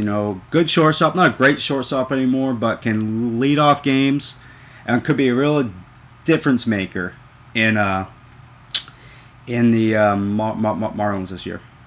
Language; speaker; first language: English; native; English